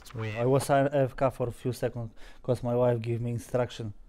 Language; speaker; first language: English; non-native, learner; Polish